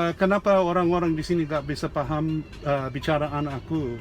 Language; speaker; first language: Indonesian; non-native, learner; English